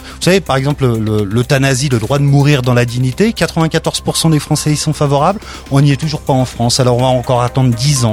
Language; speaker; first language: French; native; French